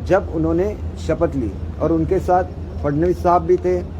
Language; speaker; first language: Hindi; non-native, local second language; Marathi